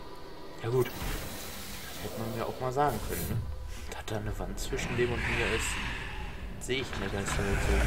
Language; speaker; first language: German; native; German